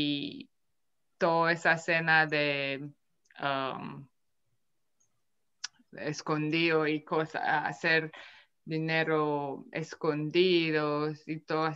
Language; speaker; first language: Spanish; non-native, fluent; Romanian